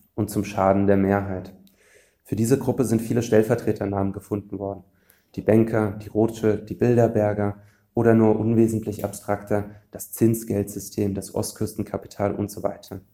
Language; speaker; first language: German; native; German